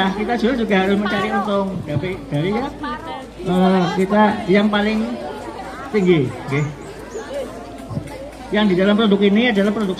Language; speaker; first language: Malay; non-native, local second language; Javanese